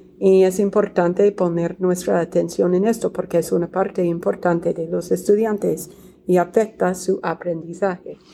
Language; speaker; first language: Spanish; non-native, fluent; English